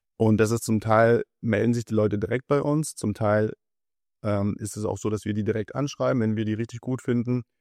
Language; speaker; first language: German; early bilingual, other home language; Russian